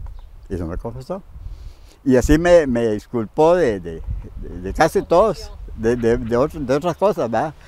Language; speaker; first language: Spanish; native; Spanish